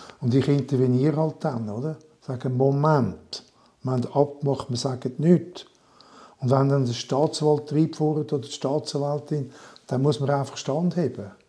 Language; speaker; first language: German; non-native, local second language; French